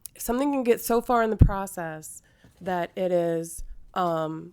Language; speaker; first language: English; native; English